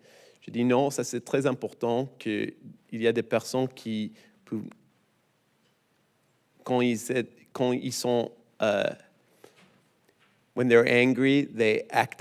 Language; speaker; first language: French; non-native, learner; English